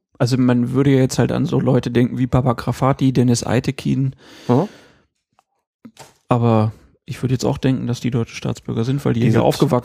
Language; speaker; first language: German; native; German